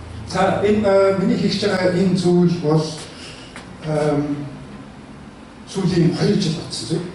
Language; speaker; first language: Mongolian; early bilingual, heritage; Mongolian